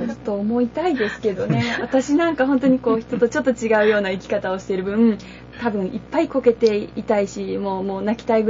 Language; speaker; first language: Japanese; native; Japanese